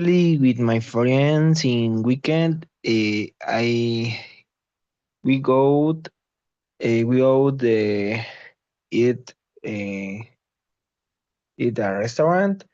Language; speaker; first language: English; non-native, learner; Spanish